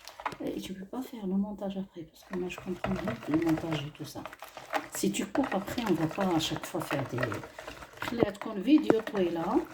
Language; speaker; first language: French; non-native, local second language; Arabic